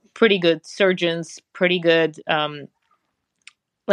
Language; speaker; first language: English; non-native, fluent; Russian